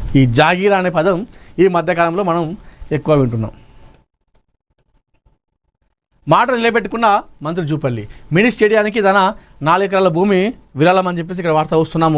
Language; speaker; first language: Telugu; native; Telugu